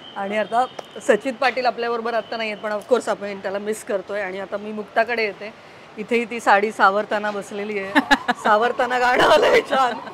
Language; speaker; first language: Marathi; native; Marathi